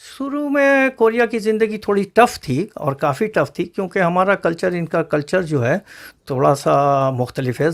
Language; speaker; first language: Urdu; native; Urdu